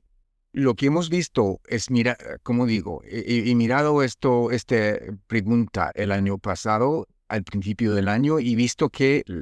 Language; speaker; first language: Spanish; non-native, fluent; French